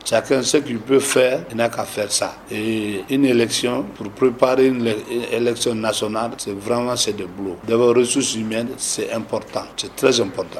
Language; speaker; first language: French; non-native, local second language; Susu